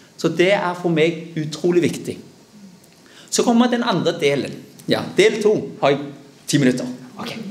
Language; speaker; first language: Norwegian; early bilingual, other home language; Vietnamese